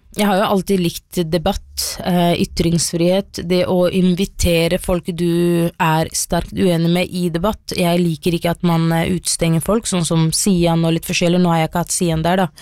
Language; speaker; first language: Norwegian; early bilingual, other home language; Somali